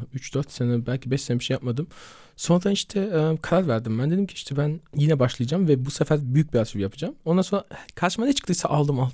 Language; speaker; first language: Turkish; early bilingual, heritage; Turkish